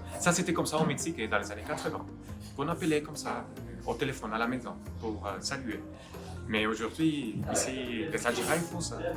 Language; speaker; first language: French; non-native, fluent; Spanish